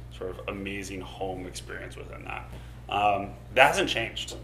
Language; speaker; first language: English; native; English